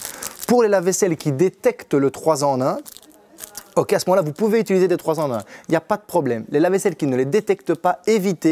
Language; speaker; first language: French; native; French